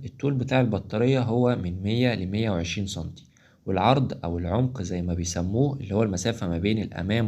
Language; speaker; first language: Arabic; native; Arabic